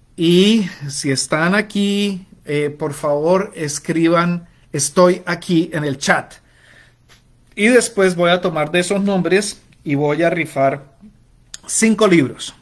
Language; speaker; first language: Spanish; native; Spanish